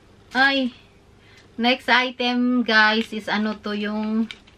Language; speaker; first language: English; non-native, local second language; Filipino